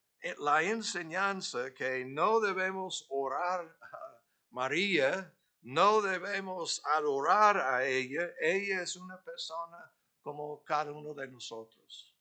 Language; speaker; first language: Spanish; non-native, fluent; English